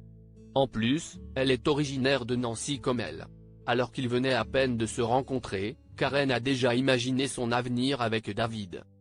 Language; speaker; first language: French; native; French